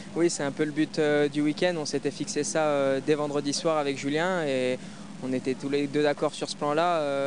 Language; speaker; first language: French; native; French